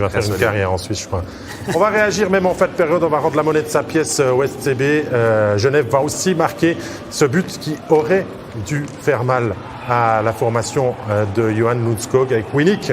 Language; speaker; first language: French; native; French